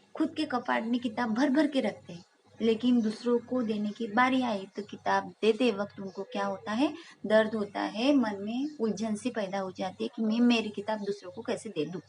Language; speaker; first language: Hindi; non-native, local second language; Marathi